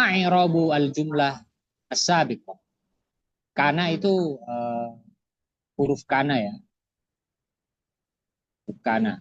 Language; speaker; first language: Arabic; non-native, fluent; Indonesian